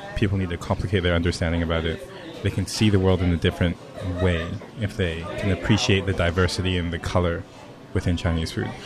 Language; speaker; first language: English; non-native, local second language; Cantonese